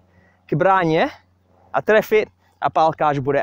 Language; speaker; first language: Czech; non-native, fluent; English